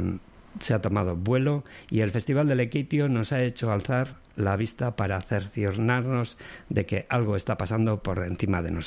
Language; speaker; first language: Spanish; non-native, local second language; Basque